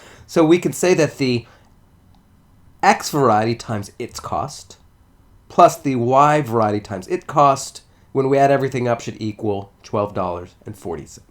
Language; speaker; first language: English; native; English